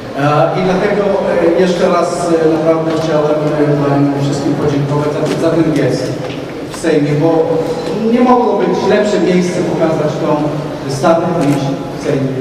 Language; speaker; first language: Polish; non-native, learner; Hebrew